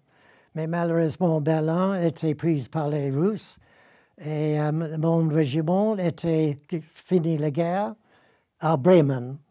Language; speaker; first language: French; non-native, fluent; English